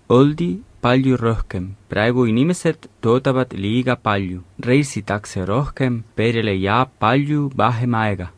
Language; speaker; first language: Estonian; non-native, fluent; Spanish